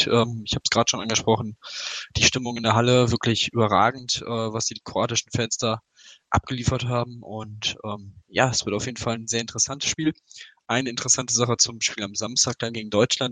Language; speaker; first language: German; native; German